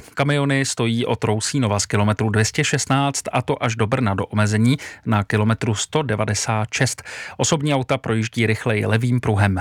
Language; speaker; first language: Czech; native; Czech